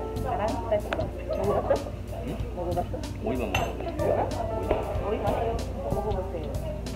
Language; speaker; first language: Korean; non-native, fluent; Indonesian